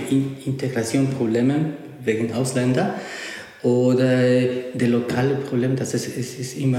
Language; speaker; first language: German; non-native, fluent; Spanish